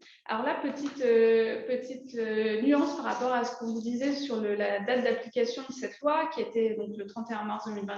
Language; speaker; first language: French; native; French